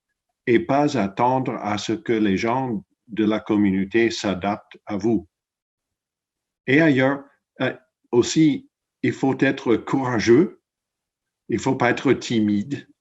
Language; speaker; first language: French; non-native, fluent; English